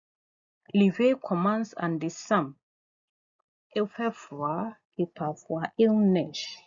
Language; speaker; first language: French; non-native, fluent; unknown